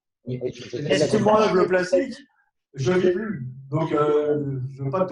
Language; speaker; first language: French; native; French